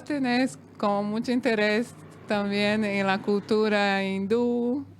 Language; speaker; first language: Spanish; non-native, fluent; Portuguese